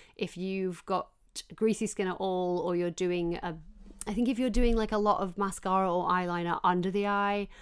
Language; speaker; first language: English; native; English